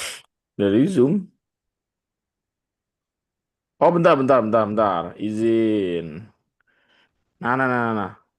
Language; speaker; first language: Indonesian; native; Indonesian